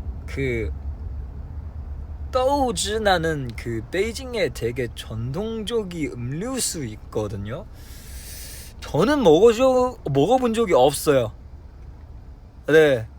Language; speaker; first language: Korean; non-native, fluent; Chinese